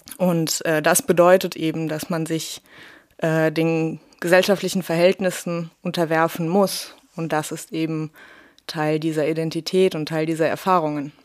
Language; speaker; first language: German; early bilingual, other home language; Russian